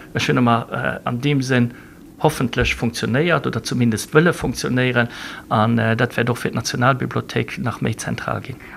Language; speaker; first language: Luxembourgish; native; Luxembourgish